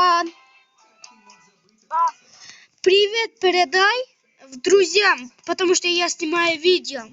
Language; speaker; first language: Russian; non-native, local second language; Kyrgyz